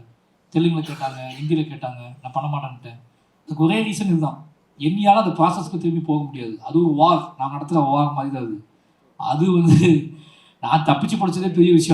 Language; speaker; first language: Tamil; native; Tamil